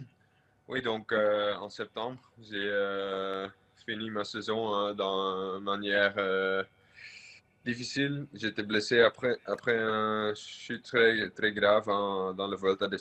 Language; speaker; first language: French; non-native, local second language; Dutch